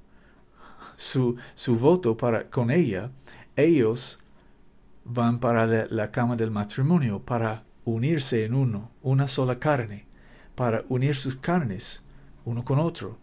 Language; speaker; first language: Spanish; non-native, learner; English